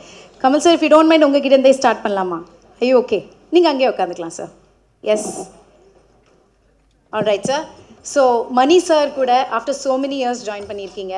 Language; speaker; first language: Tamil; native; Tamil